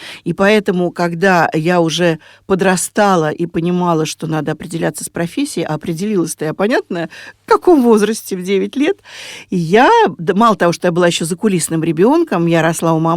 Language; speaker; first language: Russian; native; Russian